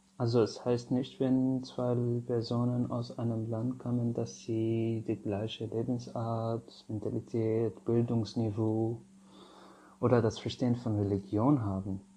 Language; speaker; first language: German; non-native, fluent; Arabic